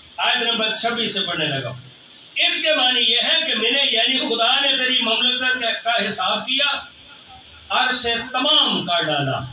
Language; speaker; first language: Urdu; non-native, local second language; Punjabi